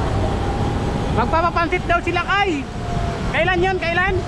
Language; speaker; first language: Filipino; non-native, local second language; Bikol